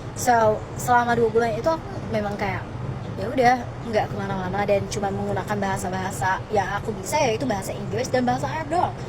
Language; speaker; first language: Indonesian; early bilingual, other home language; Arabic